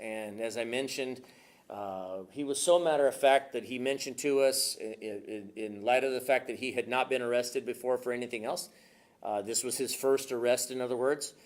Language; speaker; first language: English; native; English